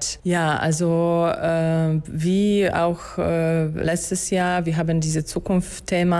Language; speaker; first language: German; non-native, fluent; Polish